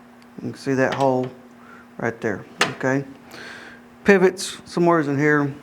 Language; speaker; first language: English; native; English